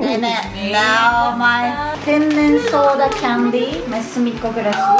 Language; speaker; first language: Swedish; non-native, learner; Japanese